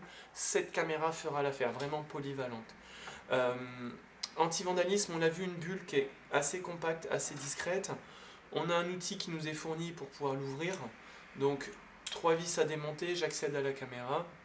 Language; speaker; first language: French; native; French